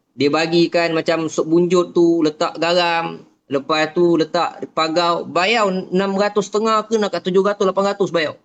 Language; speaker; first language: Malay; native; Malay